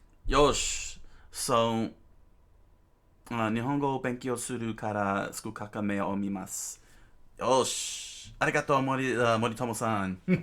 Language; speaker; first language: Japanese; non-native, learner; English